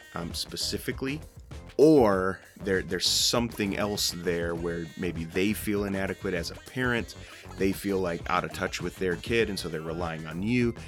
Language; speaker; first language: English; native; English